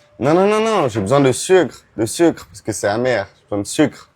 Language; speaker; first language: French; non-native, learner; Khmer